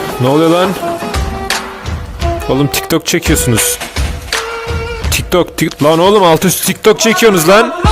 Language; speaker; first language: Turkish; native; Turkish